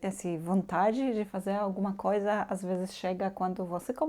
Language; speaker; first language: Portuguese; non-native, fluent; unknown